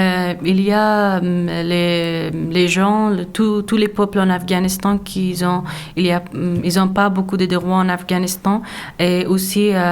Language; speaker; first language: French; non-native, learner; Persian